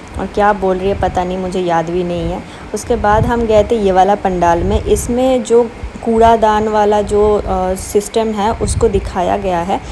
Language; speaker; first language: Hindi; non-native, local second language; Bangla